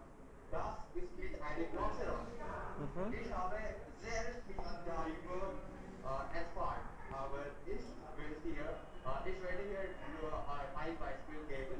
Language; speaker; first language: German; non-native, learner; Hindi